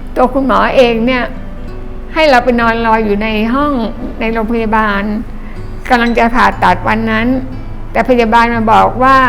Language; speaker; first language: Thai; native; Thai